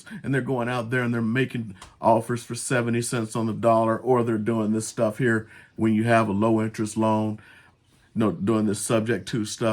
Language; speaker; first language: English; native; English